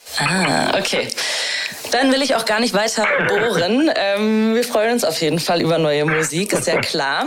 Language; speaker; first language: German; native; German